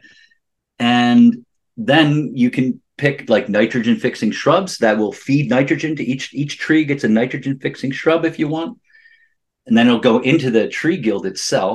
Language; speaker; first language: English; native; English